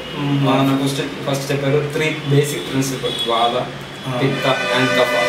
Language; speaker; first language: Telugu; non-native, learner; Malayalam